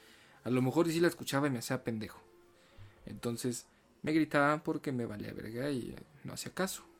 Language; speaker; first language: Spanish; native; Spanish